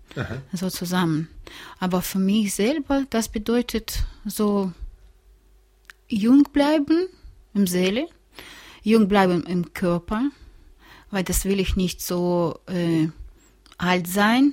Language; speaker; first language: German; non-native, learner; Russian